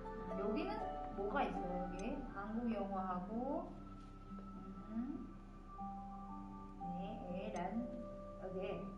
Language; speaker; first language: Korean; non-native, fluent; Indonesian